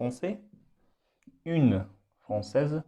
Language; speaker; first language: French; non-native, fluent; Hindi